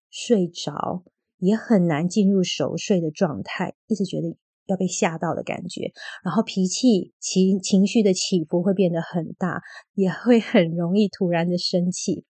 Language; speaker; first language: Chinese; native; Chinese